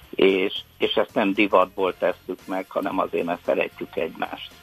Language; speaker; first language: Hungarian; early bilingual, other home language; Russian